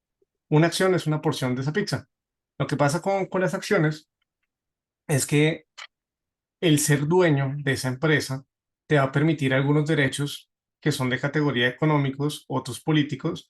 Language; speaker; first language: Spanish; native; Spanish